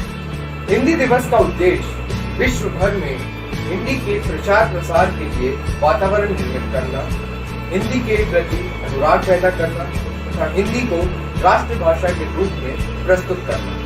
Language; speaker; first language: Hindi; native; Hindi